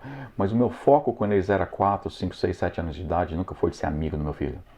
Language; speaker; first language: Portuguese; non-native, fluent; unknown